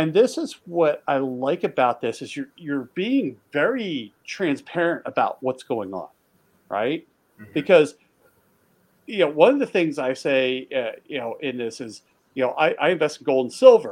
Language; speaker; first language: English; native; English